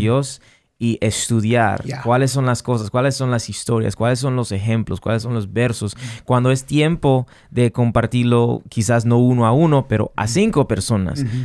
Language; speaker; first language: Spanish; non-native, fluent; English